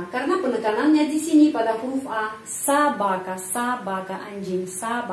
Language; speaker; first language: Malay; non-native, fluent; Russian